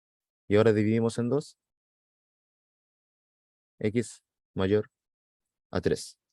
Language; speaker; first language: Spanish; native; Spanish